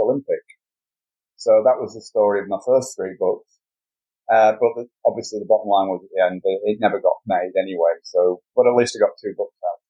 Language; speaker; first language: English; native; English